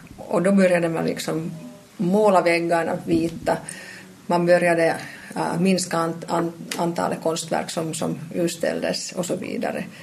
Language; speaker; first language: Swedish; non-native, local second language; Finnish